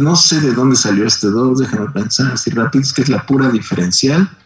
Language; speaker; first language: Spanish; native; Spanish